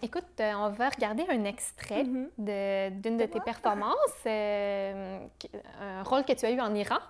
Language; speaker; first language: French; native; French